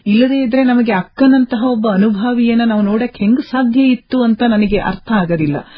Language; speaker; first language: Kannada; native; Kannada